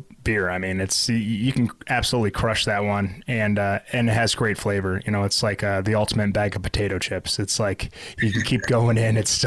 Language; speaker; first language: English; native; English